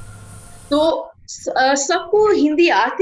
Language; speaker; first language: Hindi; non-native, fluent; English